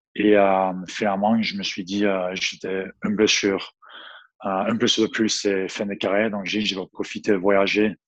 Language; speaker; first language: French; non-native, fluent; English